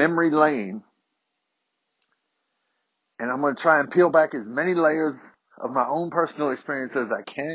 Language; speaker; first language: English; native; English